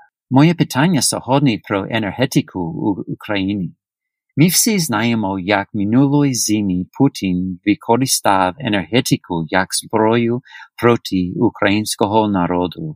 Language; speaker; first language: Ukrainian; non-native, learner; English